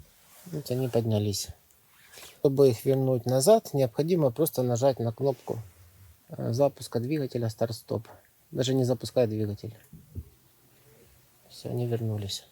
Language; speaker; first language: Russian; native; Russian